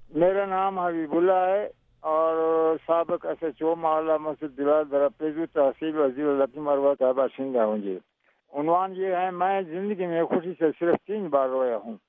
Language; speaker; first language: Urdu; non-native, local second language; Pashto